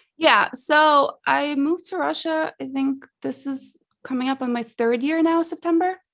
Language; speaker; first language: English; early bilingual, other home language; Russian